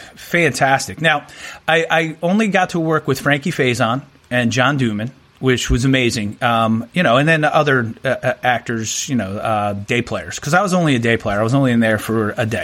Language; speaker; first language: English; native; English